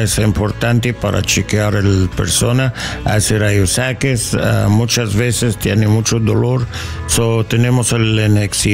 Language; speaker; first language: Spanish; non-native, learner; English